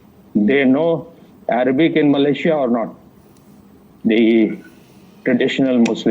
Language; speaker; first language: English; non-native, fluent; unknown